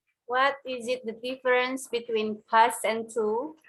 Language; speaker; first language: English; non-native, learner; Indonesian